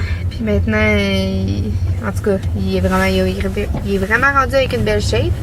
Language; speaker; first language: French; native; French